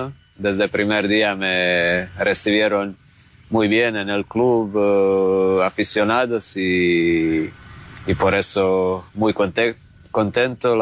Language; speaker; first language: Spanish; non-native, fluent; Croatian